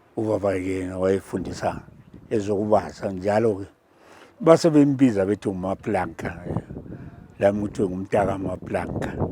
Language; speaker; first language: Zulu; native; Zulu